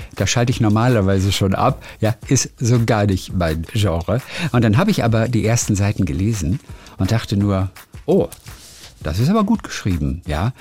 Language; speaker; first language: German; native; German